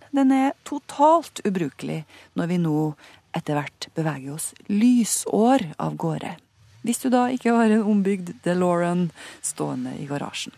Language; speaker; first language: Norwegian; native; Norwegian